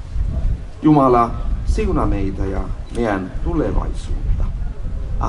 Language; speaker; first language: Finnish; non-native, learner; Swedish